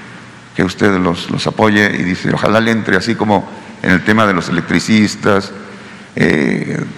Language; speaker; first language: Spanish; native; Spanish